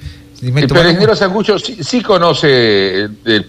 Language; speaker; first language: Spanish; native; Spanish